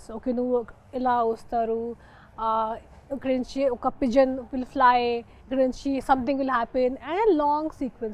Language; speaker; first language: Telugu; non-native, fluent; Hindi